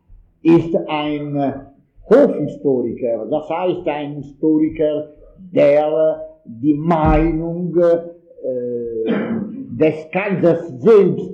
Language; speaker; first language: German; non-native, fluent; Italian